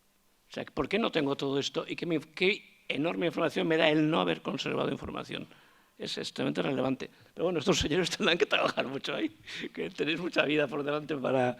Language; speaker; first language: Spanish; native; Spanish